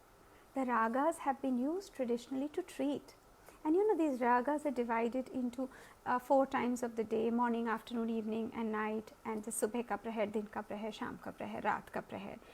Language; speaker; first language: English; non-native, local second language; Hindi